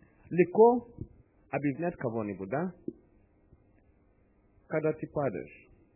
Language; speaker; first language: Russian; non-native, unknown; English